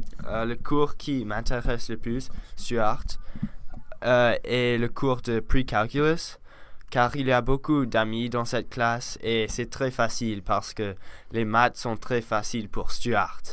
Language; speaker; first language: French; non-native, learner; English